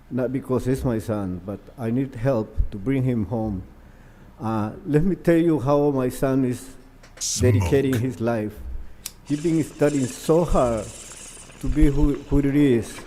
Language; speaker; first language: English; non-native, learner; Spanish